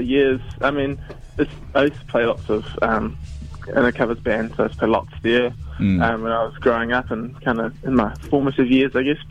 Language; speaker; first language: English; native; English